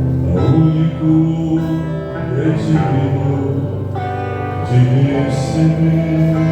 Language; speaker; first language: Portuguese; native; Portuguese